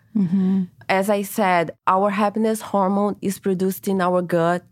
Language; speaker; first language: English; non-native, fluent; Portuguese